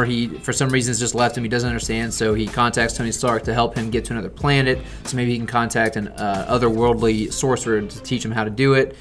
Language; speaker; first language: English; native; English